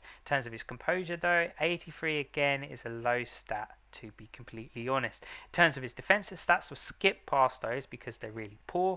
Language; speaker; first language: English; native; English